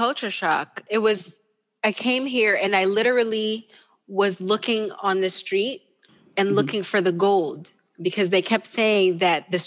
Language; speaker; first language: English; non-native, local second language; Pampanga